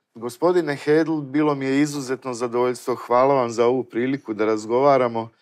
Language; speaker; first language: Croatian; native; Croatian